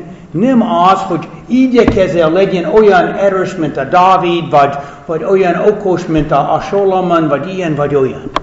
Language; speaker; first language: Hungarian; non-native, fluent; English